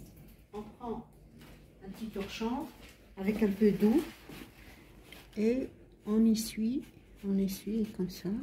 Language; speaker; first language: French; non-native, local second language; Arabic